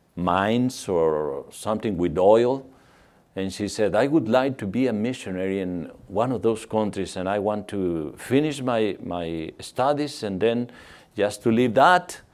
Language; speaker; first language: English; non-native, fluent; Spanish